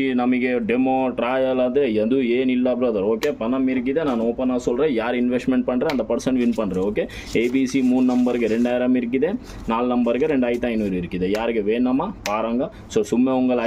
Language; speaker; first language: Tamil; non-native, local second language; Kannada